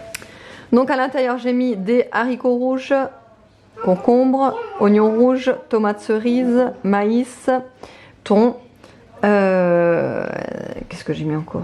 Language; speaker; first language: French; native; French